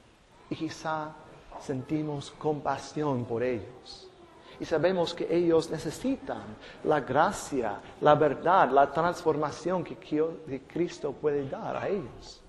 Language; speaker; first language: Spanish; non-native, fluent; English